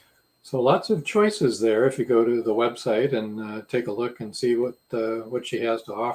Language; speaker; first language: English; native; English